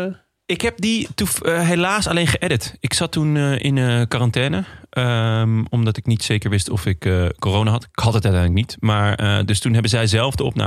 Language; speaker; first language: Dutch; native; Dutch